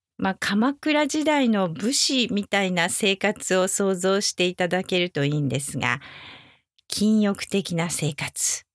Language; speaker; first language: Japanese; native; Japanese